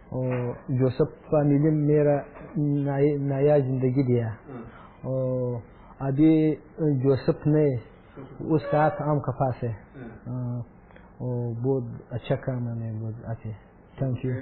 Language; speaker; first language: Hindi; non-native, learner; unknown